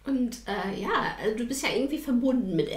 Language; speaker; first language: German; native; German